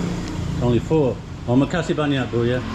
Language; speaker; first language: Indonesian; non-native, learner; English